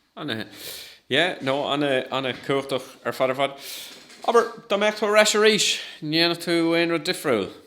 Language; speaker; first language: Irish; non-native, local second language; English